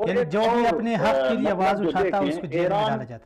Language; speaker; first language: Urdu; native; Urdu